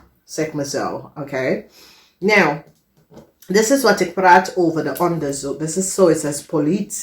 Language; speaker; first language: Dutch; non-native, fluent; English